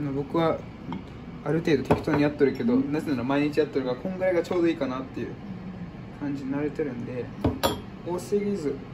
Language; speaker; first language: Japanese; non-native, fluent; English